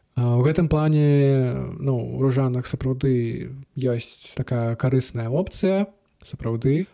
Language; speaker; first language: Belarusian; native; Belarusian